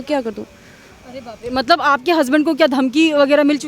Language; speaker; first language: Hindi; native; Hindi